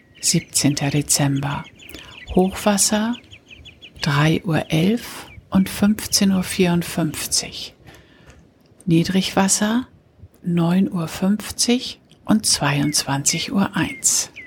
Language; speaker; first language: German; native; German